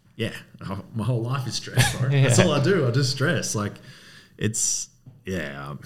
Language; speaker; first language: English; native; English